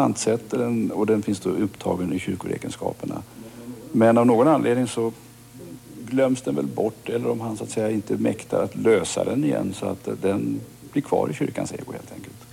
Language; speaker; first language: Swedish; native; Swedish